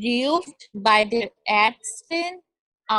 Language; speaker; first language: German; non-native, learner; Hindi